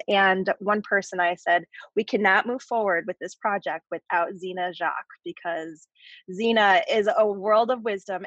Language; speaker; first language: English; native; English